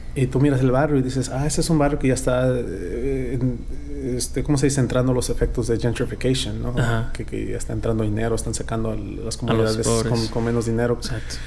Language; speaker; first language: Spanish; early bilingual, heritage; Spanish